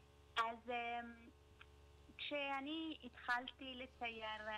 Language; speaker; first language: Hebrew; non-native, learner; Italian